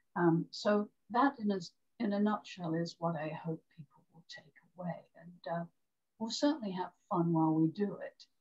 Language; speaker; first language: English; native; English